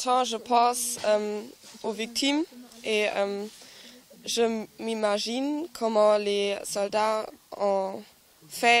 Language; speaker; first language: French; non-native, learner; Polish